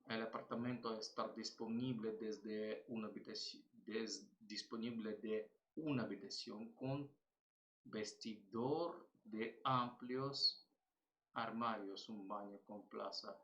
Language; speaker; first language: Spanish; non-native, learner; Ukrainian